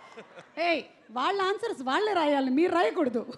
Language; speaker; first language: Telugu; native; Telugu